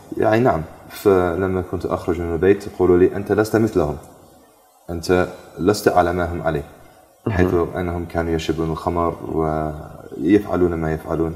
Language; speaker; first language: Arabic; non-native, fluent; English